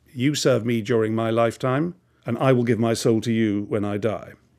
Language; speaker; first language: English; native; English